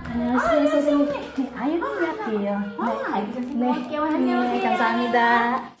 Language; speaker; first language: Korean; non-native, learner; Filipino